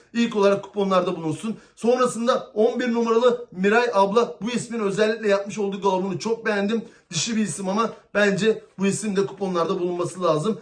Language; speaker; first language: Turkish; native; Turkish